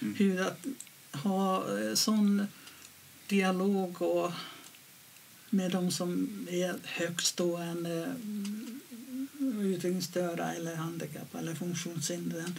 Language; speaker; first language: Swedish; non-native, fluent; Finnish